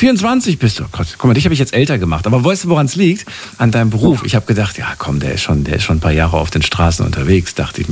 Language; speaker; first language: German; native; German